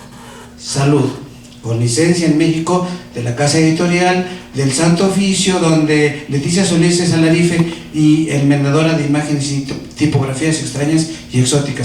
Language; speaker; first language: Spanish; native; Spanish